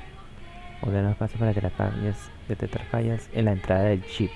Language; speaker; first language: Spanish; native; Spanish